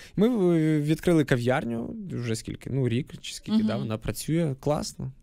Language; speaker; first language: Ukrainian; native; Ukrainian